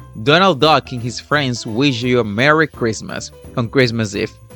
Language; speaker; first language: English; non-native, fluent; Spanish